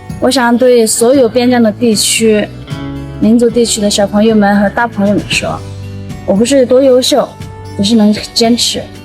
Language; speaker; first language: Chinese; non-native, local second language; Tibetan